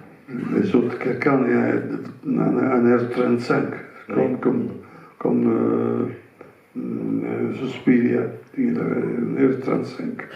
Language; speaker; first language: French; non-native, fluent; Italian